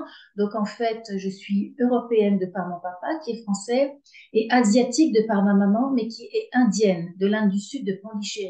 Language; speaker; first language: French; native; French